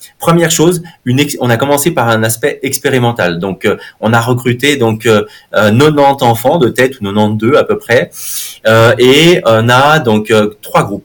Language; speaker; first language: French; native; French